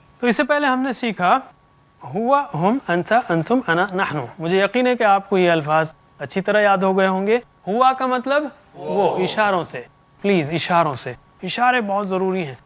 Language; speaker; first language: Urdu; native; Urdu